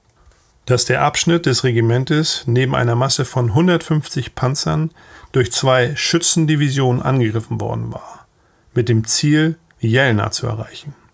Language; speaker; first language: German; native; German